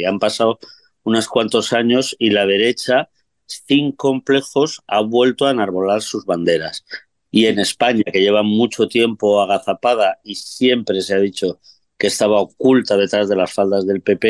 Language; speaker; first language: Spanish; native; Spanish